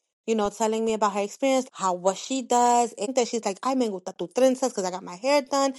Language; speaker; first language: English; early bilingual, other home language; Spanish